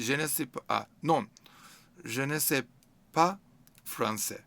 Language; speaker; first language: French; non-native, learner; English